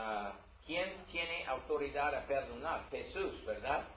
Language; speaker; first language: Spanish; non-native, learner; English